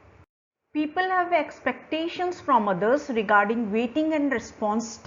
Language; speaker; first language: English; non-native, local second language; Hindi